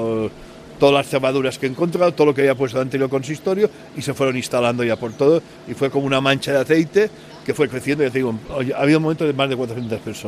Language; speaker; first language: Spanish; native; Spanish